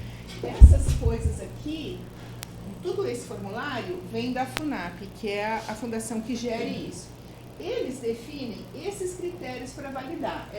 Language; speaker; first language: Portuguese; native; Portuguese